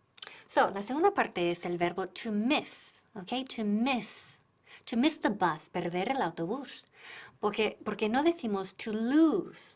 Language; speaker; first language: Spanish; non-native, fluent; English